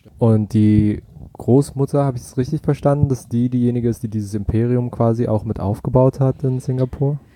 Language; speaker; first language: German; early bilingual, other home language; Vietnamese